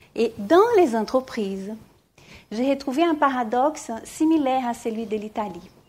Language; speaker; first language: French; non-native, fluent; Portuguese